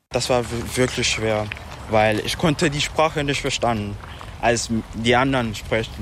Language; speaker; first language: German; non-native, learner; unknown